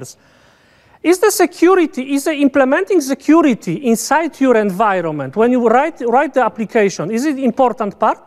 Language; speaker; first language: English; non-native, fluent; Polish